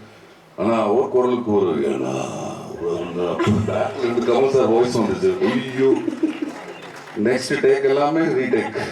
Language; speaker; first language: Tamil; non-native, local second language; Malayalam